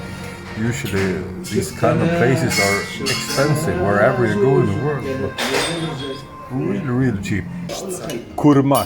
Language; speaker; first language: English; non-native, fluent; Swedish